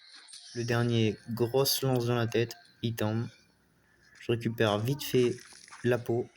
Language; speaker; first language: French; native; French